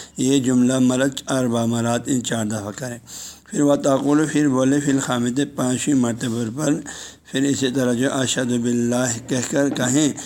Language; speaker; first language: Urdu; non-native, local second language; Balti